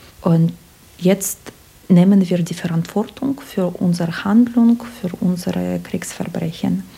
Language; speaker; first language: German; non-native, fluent; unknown